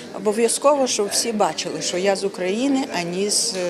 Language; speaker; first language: Ukrainian; non-native, learner; Crimean Tatar